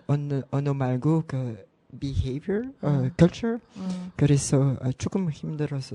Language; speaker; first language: Korean; non-native, learner; French